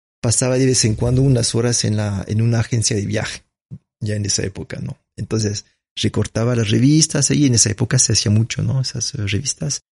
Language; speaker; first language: Spanish; non-native, fluent; French